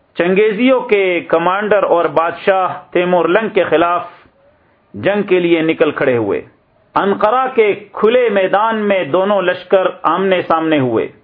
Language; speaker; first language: Urdu; native; Urdu